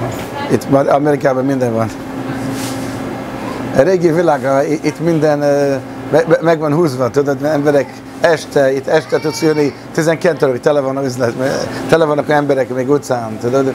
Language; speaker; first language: Hungarian; early bilingual, heritage; Hungarian